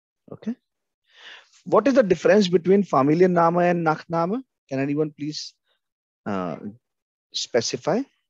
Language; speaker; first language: English; non-native, local second language; Hindi